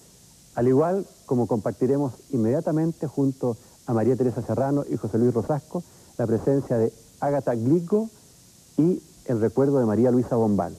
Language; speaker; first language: Spanish; native; Spanish